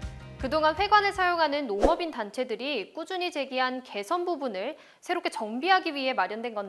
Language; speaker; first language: Korean; native; Korean